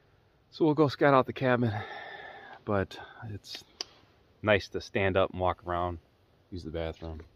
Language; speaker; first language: English; native; English